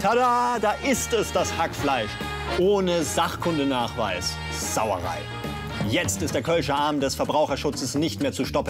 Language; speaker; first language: German; native; German